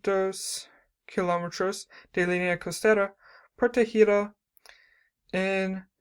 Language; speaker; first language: Spanish; non-native, learner; English